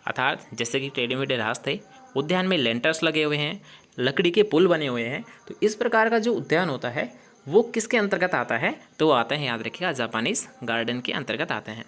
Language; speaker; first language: Hindi; native; Hindi